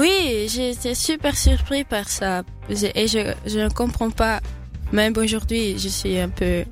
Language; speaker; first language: French; non-native, fluent; Dutch